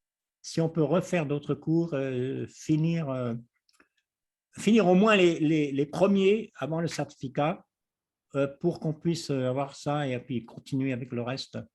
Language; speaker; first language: French; native; French